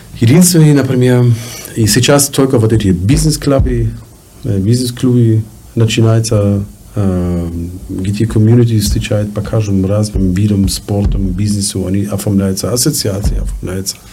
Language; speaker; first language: Russian; non-native, learner; German